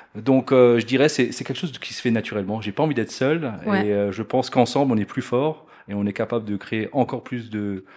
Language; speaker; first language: French; native; French